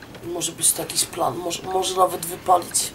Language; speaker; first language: Polish; native; Polish